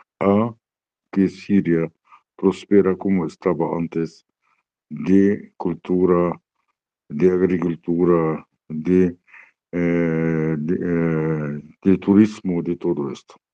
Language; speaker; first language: Spanish; non-native, learner; Arabic